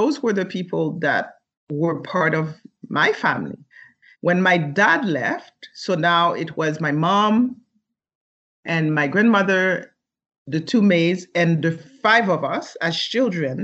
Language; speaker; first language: English; early bilingual, other home language; French